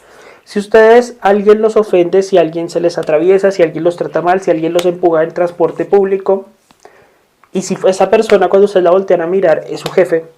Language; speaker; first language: Spanish; native; Spanish